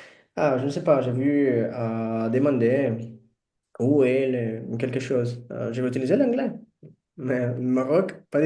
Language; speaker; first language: French; non-native, learner; Portuguese